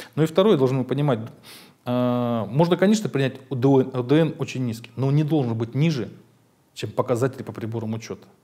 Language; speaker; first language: Russian; native; Russian